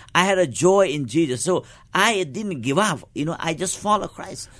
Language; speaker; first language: English; non-native, local second language; Nepali